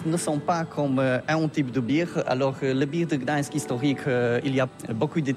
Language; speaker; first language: French; non-native, learner; Polish